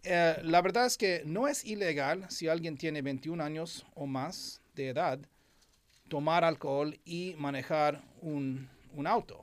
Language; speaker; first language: Spanish; non-native, fluent; English